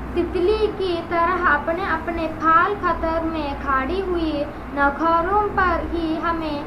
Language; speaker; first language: Hindi; non-native, local second language; Telugu